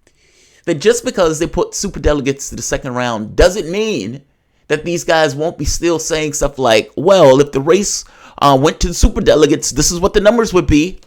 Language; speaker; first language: English; native; English